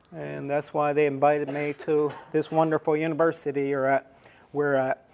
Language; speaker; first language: English; non-native, fluent; Estonian